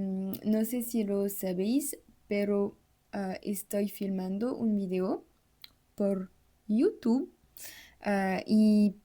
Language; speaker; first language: Spanish; non-native, learner; French